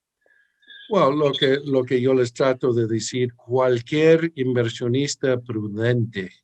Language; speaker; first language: Spanish; early bilingual, heritage; English